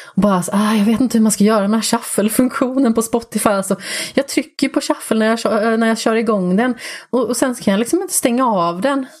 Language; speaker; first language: Swedish; native; Swedish